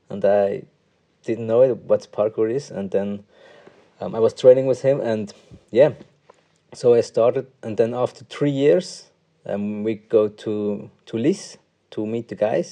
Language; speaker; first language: English; non-native, fluent; Swiss German